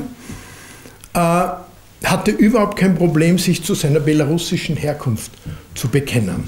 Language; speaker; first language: German; native; German